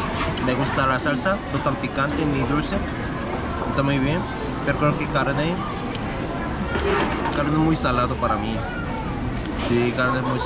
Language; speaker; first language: Spanish; non-native, learner; Korean